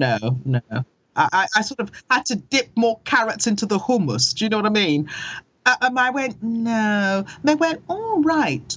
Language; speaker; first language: English; early bilingual, other home language; Akan